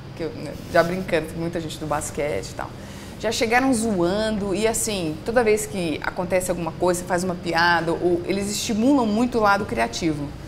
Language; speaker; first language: Portuguese; native; Portuguese